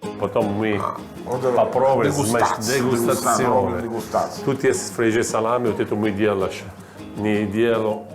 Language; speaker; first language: Russian; non-native, learner; Italian